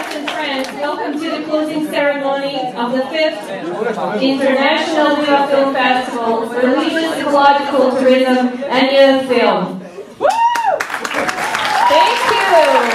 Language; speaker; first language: English; non-native, fluent; Bosnian